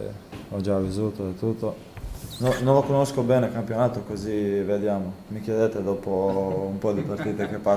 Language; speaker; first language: Italian; non-native, fluent; Croatian